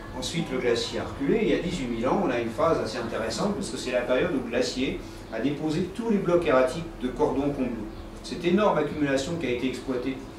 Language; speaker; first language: French; native; French